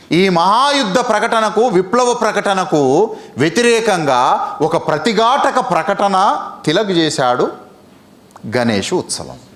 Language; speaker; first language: Telugu; native; Telugu